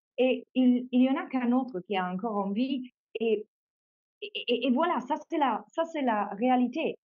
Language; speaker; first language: French; non-native, fluent; Italian